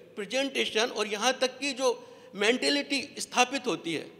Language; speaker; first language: Hindi; native; Hindi